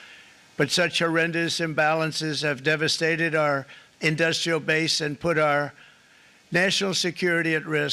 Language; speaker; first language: English; native; English